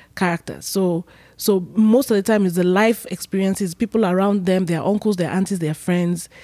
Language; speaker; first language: English; non-native, local second language; Igbo